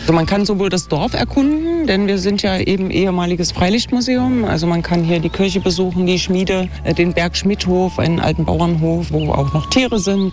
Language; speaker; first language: German; native; German